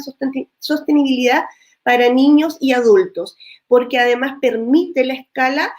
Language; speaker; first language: Spanish; native; Spanish